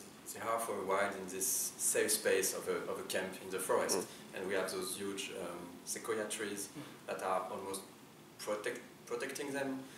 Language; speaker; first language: English; non-native, fluent; French